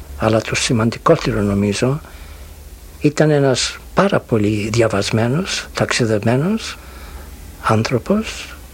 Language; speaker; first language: Greek; early bilingual, heritage; Greek